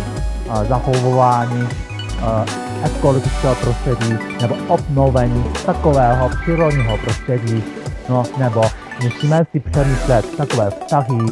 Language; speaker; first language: Czech; non-native, learner; Chinese